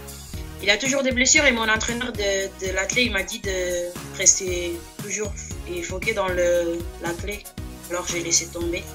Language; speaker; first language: French; non-native, fluent; Portuguese